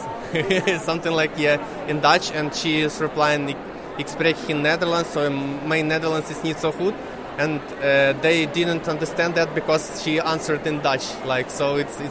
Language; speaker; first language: English; non-native, learner; Ukrainian